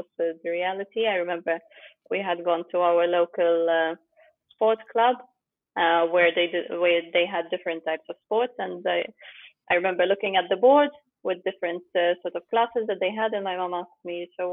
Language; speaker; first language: English; non-native, fluent; Ukrainian